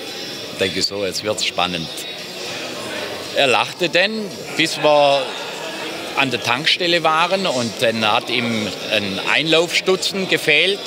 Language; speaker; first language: German; native; German